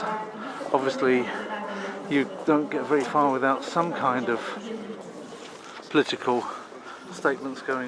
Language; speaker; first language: English; native; English